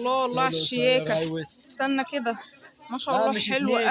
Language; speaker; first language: Arabic; native; Arabic